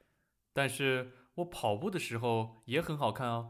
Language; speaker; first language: Chinese; non-native, learner; English